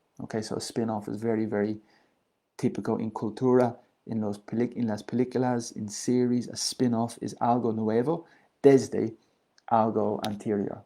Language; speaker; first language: Spanish; non-native, learner; English